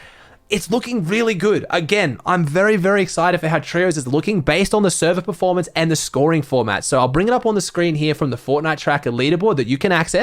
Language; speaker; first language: English; native; English